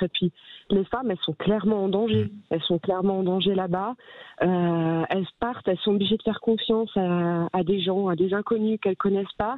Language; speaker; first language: French; native; French